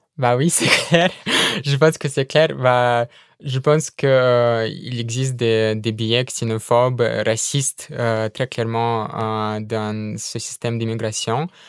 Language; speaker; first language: French; non-native, fluent; Russian